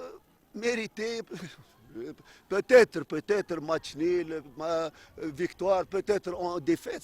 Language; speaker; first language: French; non-native, fluent; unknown